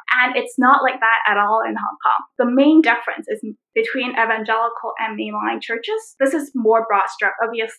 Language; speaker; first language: English; non-native, local second language; Cantonese